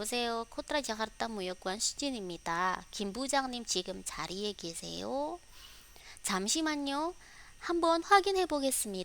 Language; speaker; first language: Korean; non-native, fluent; Indonesian